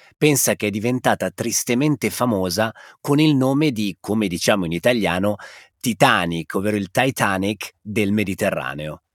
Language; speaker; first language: Italian; native; Italian